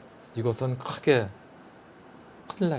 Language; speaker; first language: Korean; native; Korean